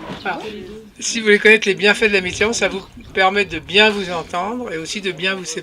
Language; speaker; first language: French; native; French